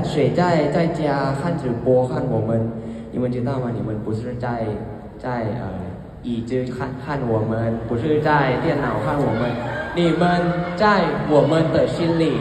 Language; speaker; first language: Chinese; non-native, learner; Thai